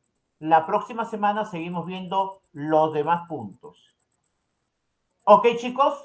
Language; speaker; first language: Spanish; native; Spanish